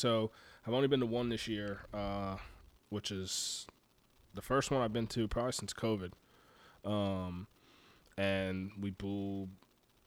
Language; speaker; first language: English; native; English